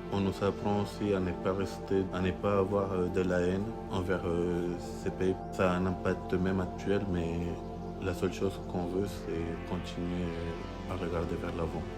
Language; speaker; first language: French; non-native, fluent; Spanish